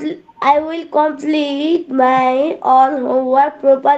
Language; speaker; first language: English; non-native, learner; Bangla